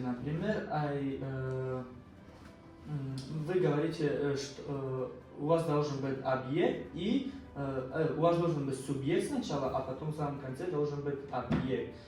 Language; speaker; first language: Russian; non-native, local second language; Tajik